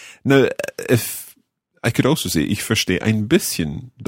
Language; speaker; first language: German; non-native, learner; English